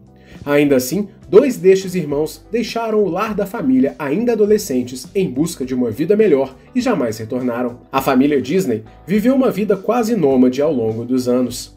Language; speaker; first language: Portuguese; native; Portuguese